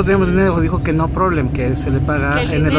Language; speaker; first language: Spanish; native; Spanish